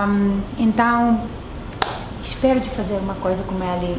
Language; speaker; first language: Portuguese; non-native, fluent; Italian